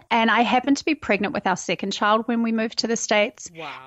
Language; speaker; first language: English; native; English